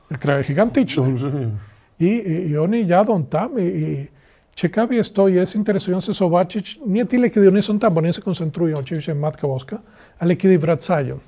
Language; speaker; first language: Polish; non-native, learner; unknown